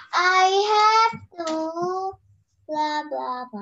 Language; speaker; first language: English; non-native, learner; Indonesian